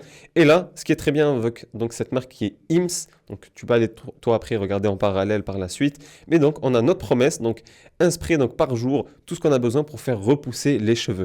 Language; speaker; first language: French; native; French